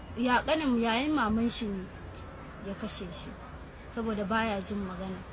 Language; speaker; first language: Hausa; native; Hausa